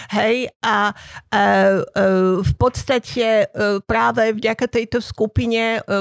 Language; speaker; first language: Slovak; native; Slovak